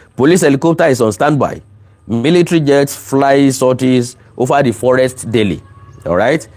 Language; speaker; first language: English; non-native, local second language; Yoruba